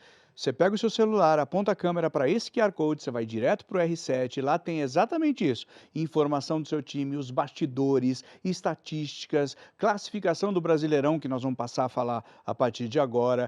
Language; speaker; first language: Portuguese; native; Portuguese